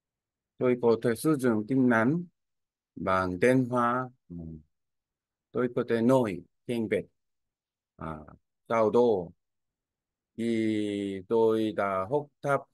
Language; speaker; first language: Vietnamese; non-native, learner; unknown